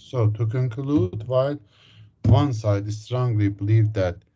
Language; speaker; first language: English; non-native, fluent; Azerbaijani